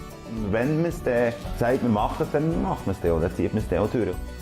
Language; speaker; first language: German; native; German